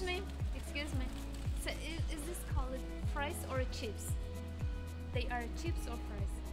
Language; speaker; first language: English; non-native, learner; Uzbek